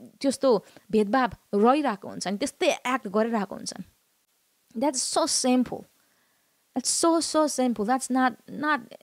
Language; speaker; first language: Nepali; native; Nepali